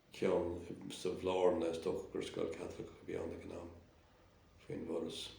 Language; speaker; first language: Irish; non-native, local second language; English